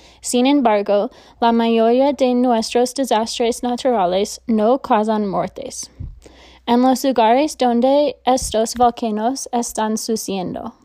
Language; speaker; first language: Spanish; non-native, learner; English